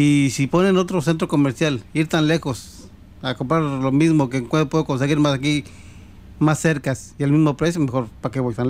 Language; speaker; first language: Spanish; native; Spanish